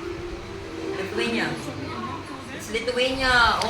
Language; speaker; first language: English; non-native, local second language; Filipino